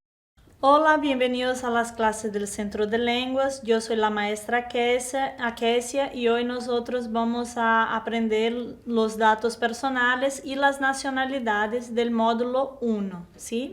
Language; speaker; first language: Spanish; non-native, fluent; Portuguese